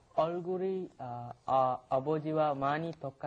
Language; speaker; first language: Korean; non-native, learner; English